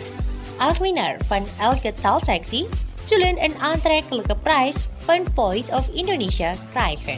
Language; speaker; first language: Dutch; non-native, fluent; Indonesian